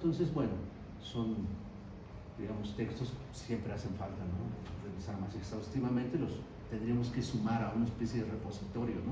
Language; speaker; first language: Spanish; native; Spanish